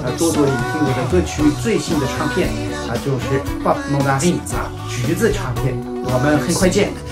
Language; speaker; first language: Chinese; non-native, fluent; French